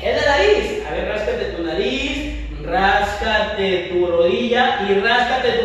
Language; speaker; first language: Spanish; native; Spanish